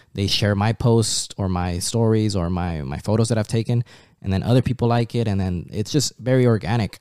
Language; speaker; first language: English; early bilingual, other home language; Spanish